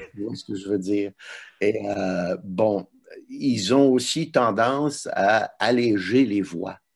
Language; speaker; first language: French; native; French